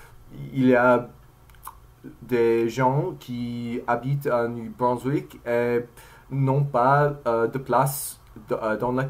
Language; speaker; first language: French; non-native, learner; English